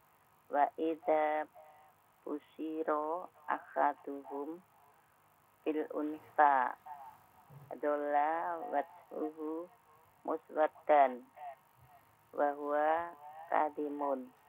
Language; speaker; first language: Arabic; non-native, learner; Indonesian